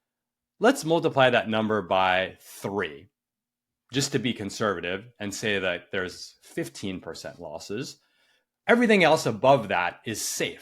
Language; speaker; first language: English; native; English